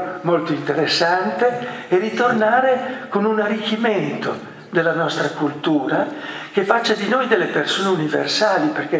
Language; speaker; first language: Italian; native; Italian